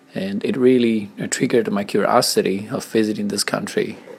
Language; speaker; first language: English; non-native, fluent; Chinese